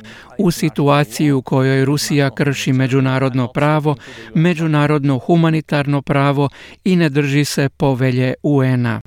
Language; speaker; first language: Croatian; native; Croatian